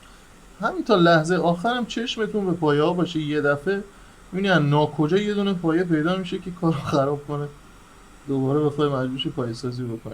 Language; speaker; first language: Persian; native; Persian